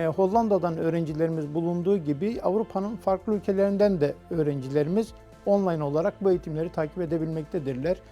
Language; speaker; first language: Turkish; native; Turkish